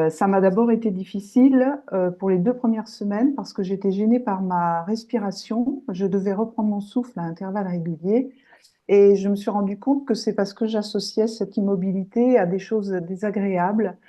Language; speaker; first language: French; native; French